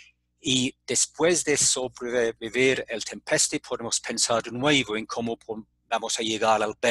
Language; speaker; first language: Spanish; non-native, fluent; English